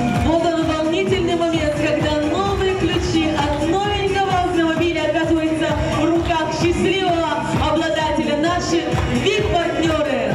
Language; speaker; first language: Russian; native; Russian